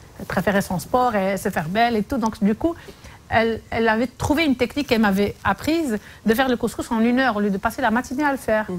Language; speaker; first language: French; non-native, local second language; Arabic